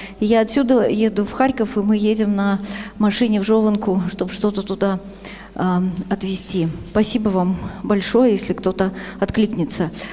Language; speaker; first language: Russian; native; Russian